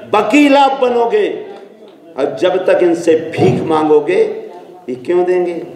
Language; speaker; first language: Hindi; native; Hindi